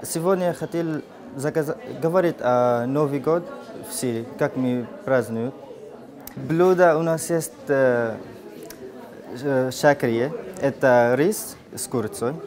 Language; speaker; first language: Russian; non-native, learner; Arabic